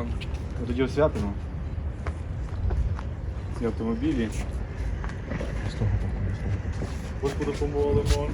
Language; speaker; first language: Ukrainian; native; Ukrainian